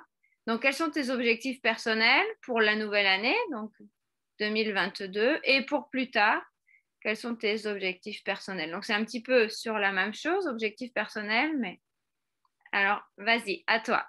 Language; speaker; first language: French; non-native, fluent; Spanish